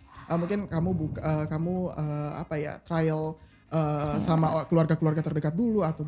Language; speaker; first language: Indonesian; native; Indonesian